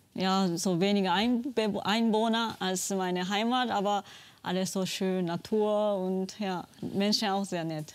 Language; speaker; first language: German; non-native, learner; Japanese